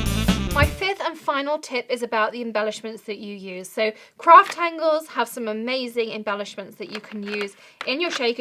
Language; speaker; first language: English; native; English